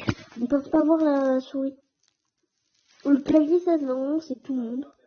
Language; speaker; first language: French; native; French